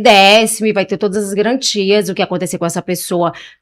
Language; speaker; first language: Portuguese; native; Portuguese